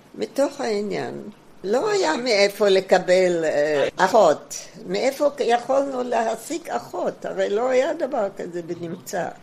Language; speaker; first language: Hebrew; non-native, fluent; German